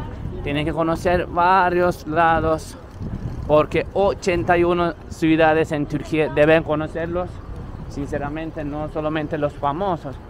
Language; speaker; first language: Spanish; non-native, fluent; Turkish